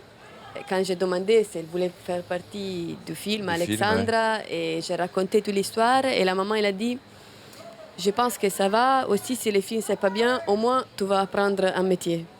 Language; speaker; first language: French; non-native, fluent; Italian